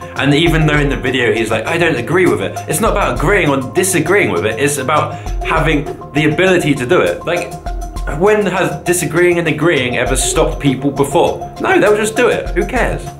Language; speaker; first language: English; native; English